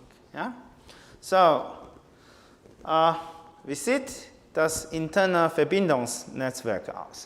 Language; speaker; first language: German; non-native, fluent; Chinese